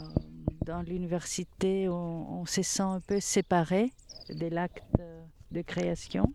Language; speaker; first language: French; non-native, fluent; Greek